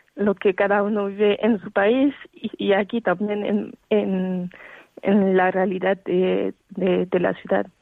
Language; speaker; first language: Spanish; non-native, fluent; French